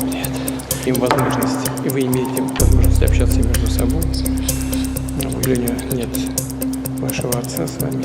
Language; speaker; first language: Russian; native; Russian